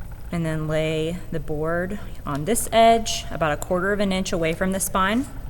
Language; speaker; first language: English; native; English